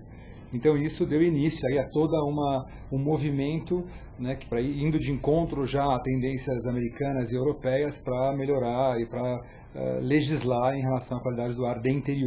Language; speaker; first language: Portuguese; native; Portuguese